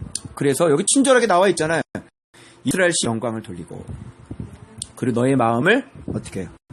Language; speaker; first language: Korean; native; Korean